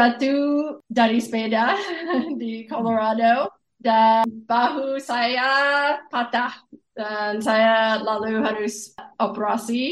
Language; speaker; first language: Indonesian; non-native, fluent; English